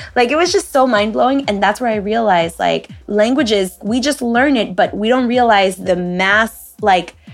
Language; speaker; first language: English; early bilingual, other home language; Spanish